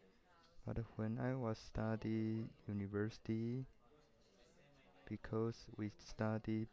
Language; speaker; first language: English; non-native, learner; Chinese